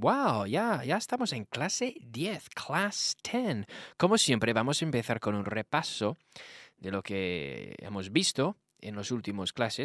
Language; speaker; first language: Spanish; non-native, fluent; English